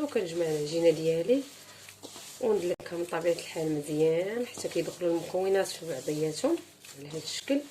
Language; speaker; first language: Arabic; native; Arabic